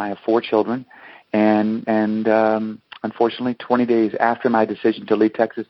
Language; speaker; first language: English; native; English